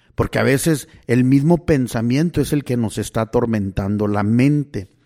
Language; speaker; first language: Spanish; early bilingual, heritage; Spanish